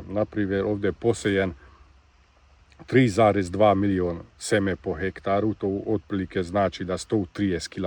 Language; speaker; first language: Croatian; non-native, local second language; Hungarian